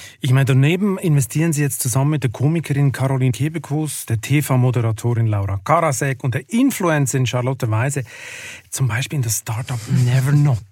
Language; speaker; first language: German; native; German